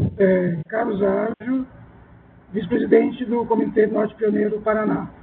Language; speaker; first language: Portuguese; native; Portuguese